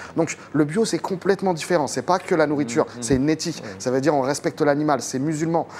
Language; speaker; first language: French; native; French